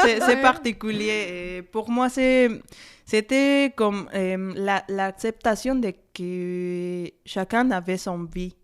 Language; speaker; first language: French; non-native, fluent; Spanish